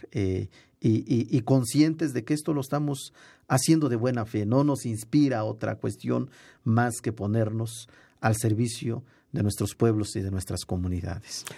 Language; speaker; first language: Spanish; non-native, local second language; Mixtepec Mixtec